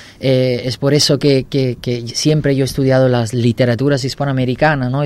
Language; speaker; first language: Spanish; non-native, fluent; Italian